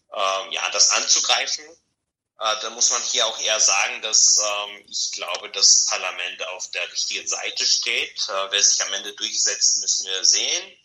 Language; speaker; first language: German; non-native, fluent; Bulgarian